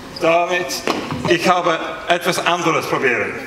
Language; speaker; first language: German; non-native, learner; English